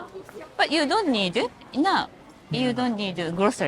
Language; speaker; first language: English; non-native, learner; Japanese